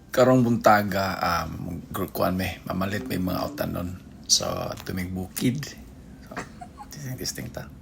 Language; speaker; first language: Cebuano; non-native, learner; Korean